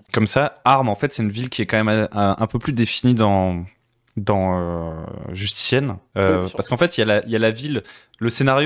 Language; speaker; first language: French; native; French